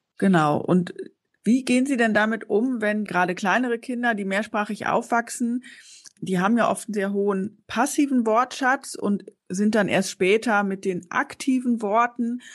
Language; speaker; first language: German; native; German